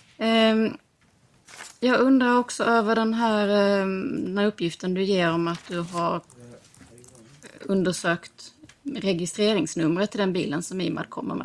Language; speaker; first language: Swedish; native; Swedish